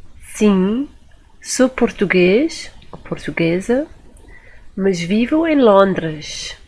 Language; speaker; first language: Portuguese; non-native, fluent; English